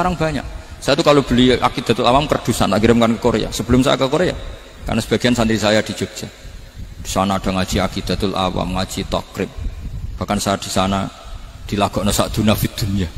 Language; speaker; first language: Indonesian; non-native, local second language; Javanese